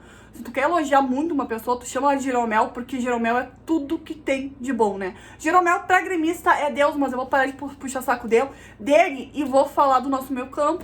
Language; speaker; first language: Portuguese; native; Portuguese